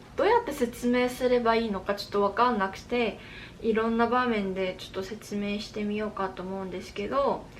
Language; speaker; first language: Japanese; non-native, fluent; Korean